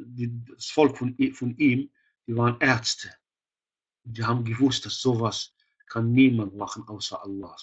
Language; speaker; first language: German; non-native, fluent; Arabic